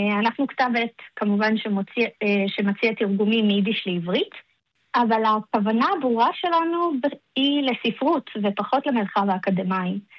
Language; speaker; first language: Hebrew; early bilingual, other home language; Russian